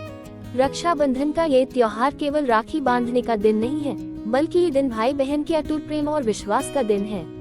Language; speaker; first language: Hindi; native; Hindi